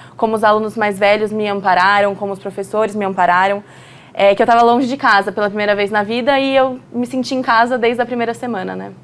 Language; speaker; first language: Portuguese; native; Portuguese